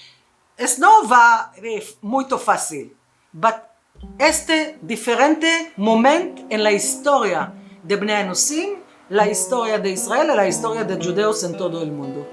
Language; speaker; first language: Portuguese; non-native, learner; Spanish